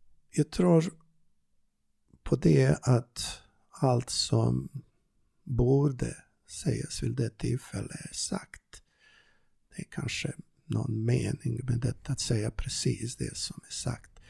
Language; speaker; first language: Swedish; non-native, fluent; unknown